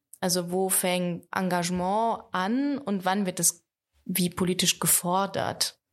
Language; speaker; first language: German; native; German